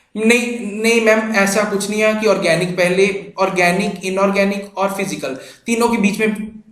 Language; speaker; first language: Hindi; non-native, local second language; Punjabi